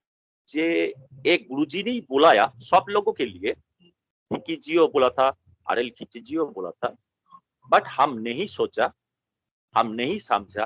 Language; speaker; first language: Hindi; non-native, local second language; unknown